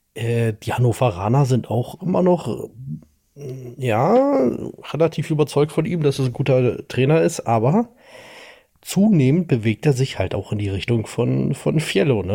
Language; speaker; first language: German; native; German